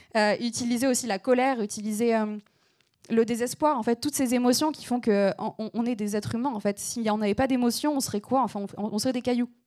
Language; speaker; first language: French; native; French